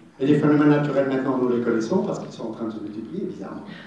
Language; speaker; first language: French; non-native, local second language; Arabic